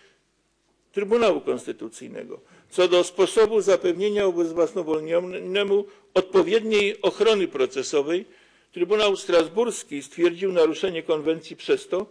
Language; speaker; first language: Polish; native; Polish